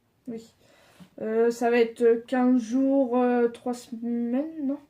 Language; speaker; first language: French; native; French